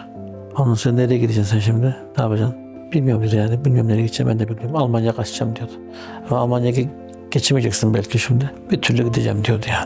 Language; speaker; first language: Turkish; early bilingual, heritage; Turkish